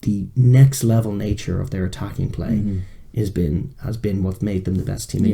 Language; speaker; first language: English; native; English